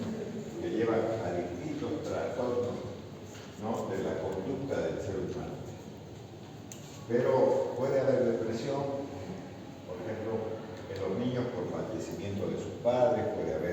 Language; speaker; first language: Spanish; native; Spanish